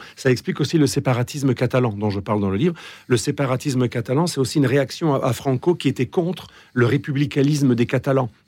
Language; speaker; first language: French; native; French